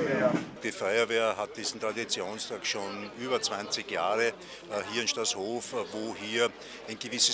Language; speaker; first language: German; native; German